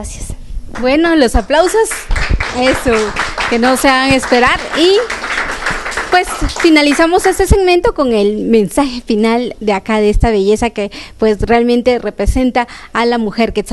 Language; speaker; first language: Spanish; native; Spanish